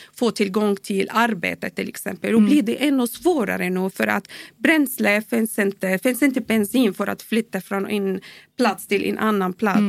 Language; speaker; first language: Swedish; non-native, fluent; Arabic